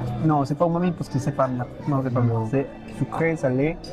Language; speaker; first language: French; non-native, fluent; Spanish